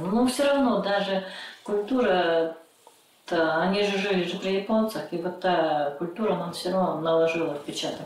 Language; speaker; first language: Russian; native; Russian